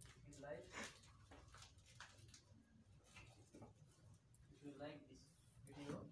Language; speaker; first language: English; non-native, learner; Nepali